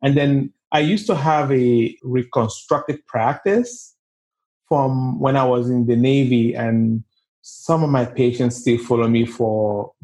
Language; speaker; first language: English; non-native, local second language; Igbo